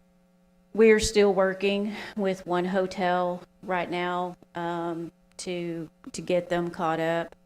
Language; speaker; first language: English; native; English